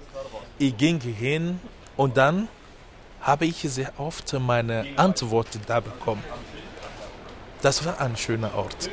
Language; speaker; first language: German; non-native, fluent; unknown